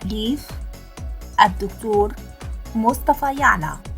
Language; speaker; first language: Arabic; native; Arabic